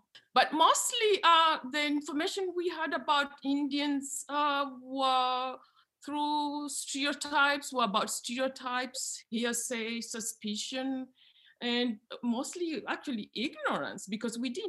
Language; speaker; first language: English; non-native, local second language; Luyia